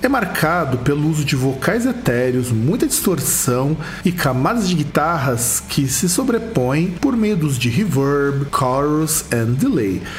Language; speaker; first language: Portuguese; native; Portuguese